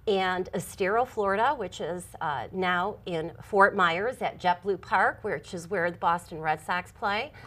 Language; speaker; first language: English; native; English